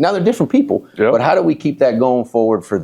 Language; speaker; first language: English; native; English